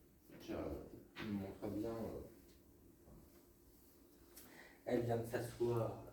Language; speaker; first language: French; native; French